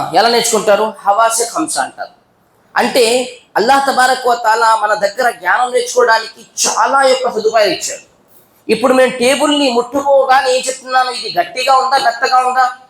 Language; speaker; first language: Telugu; non-native, local second language; Urdu